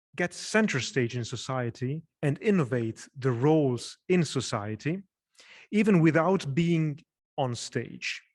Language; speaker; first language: English; non-native, fluent; Italian